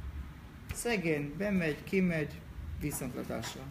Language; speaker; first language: Hungarian; non-native, learner; Hebrew